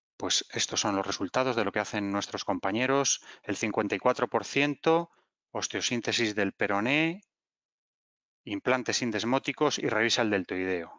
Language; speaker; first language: Spanish; native; Spanish